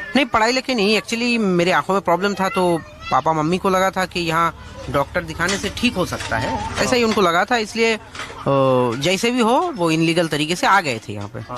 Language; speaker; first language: Hindi; early bilingual, other home language; Bangla